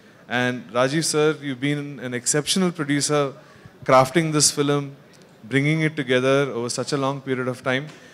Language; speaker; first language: English; non-native, local second language; Telugu